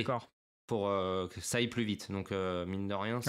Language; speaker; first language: French; native; French